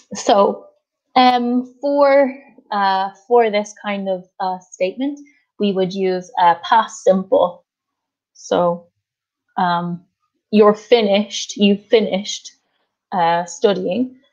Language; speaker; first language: English; native; English